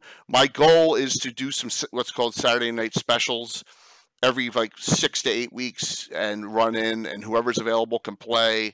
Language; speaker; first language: English; native; English